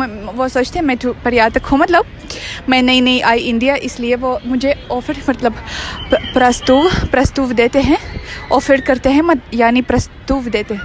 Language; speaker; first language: Hindi; non-native, fluent; Russian